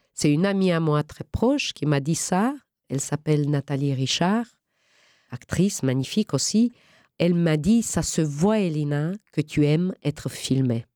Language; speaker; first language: French; non-native, fluent; Romanian